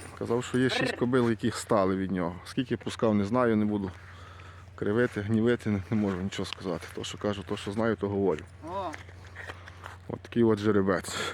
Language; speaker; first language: Ukrainian; native; Ukrainian